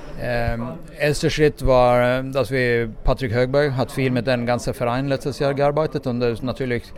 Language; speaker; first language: German; non-native, fluent; Swedish